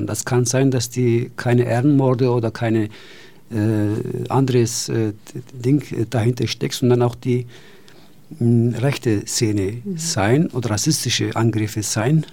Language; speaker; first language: German; non-native, fluent; Turkish